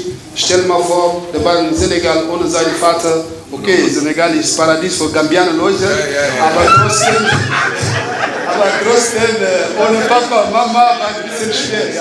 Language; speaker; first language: German; non-native, learner; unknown